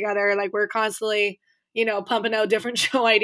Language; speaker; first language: English; native; English